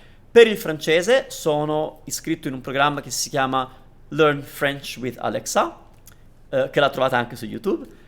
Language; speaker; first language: Italian; native; Italian